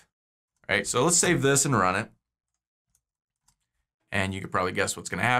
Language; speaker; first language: English; native; English